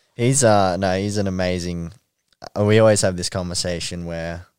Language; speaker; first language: English; native; English